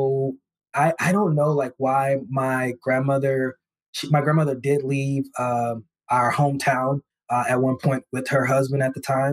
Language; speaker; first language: English; native; English